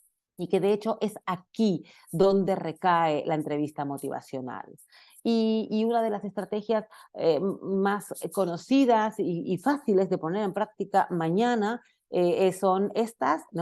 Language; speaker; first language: Spanish; native; Spanish